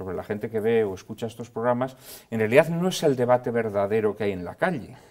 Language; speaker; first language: Spanish; native; Spanish